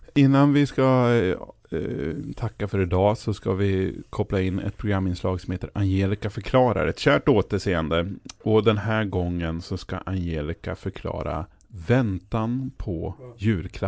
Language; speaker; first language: Swedish; native; Swedish